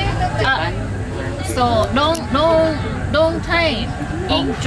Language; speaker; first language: English; non-native, learner; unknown